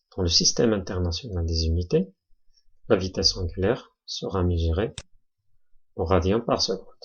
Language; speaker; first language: French; non-native, local second language; Arabic